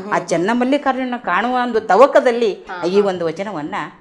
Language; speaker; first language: Kannada; native; Kannada